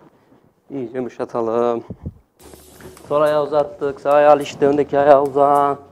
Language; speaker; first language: Turkish; native; Turkish